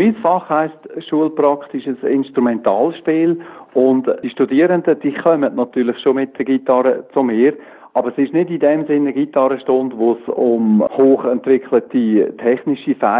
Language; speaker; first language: German; native; German